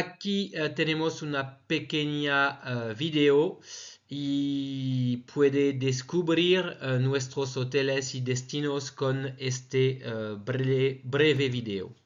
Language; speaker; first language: Spanish; non-native, fluent; French